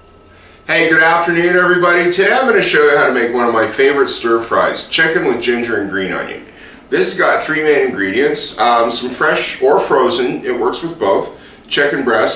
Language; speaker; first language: English; native; English